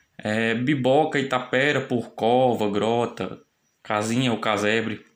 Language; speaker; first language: Portuguese; native; Portuguese